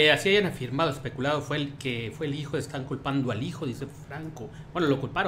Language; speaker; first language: Spanish; native; Spanish